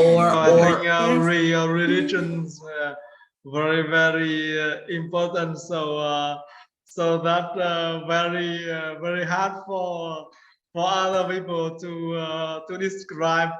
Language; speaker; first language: English; non-native, learner; Vietnamese